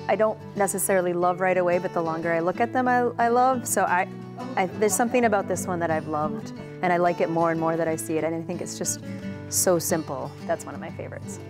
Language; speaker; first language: English; native; English